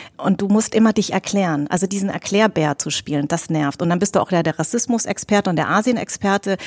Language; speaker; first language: German; native; German